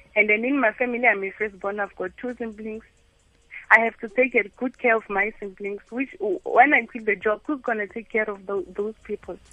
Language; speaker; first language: English; non-native, local second language; Northern Sotho